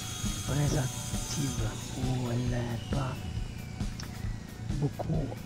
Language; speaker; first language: French; non-native, learner; Italian